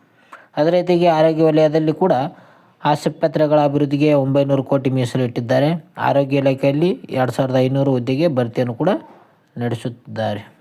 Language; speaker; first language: Kannada; native; Kannada